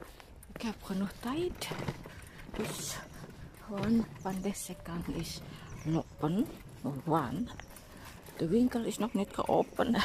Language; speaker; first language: Dutch; non-native, learner; Indonesian